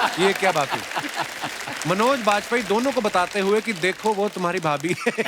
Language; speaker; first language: Hindi; non-native, local second language; Punjabi